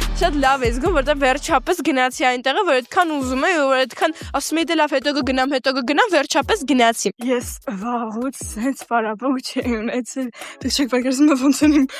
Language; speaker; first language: Armenian; early bilingual, heritage; Armenian